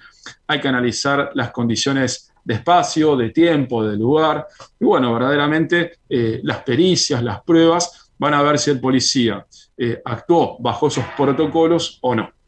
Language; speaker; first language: Spanish; native; Spanish